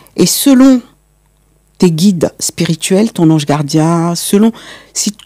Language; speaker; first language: French; native; French